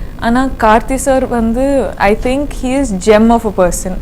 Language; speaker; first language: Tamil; non-native, learner; Kodava